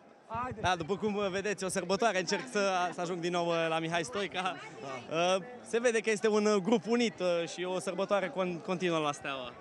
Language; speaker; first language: Romanian; native; Romanian